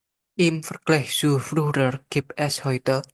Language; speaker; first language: German; non-native, learner; Indonesian